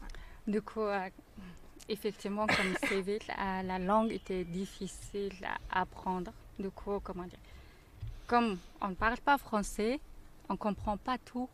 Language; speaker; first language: French; non-native, learner; Mongolian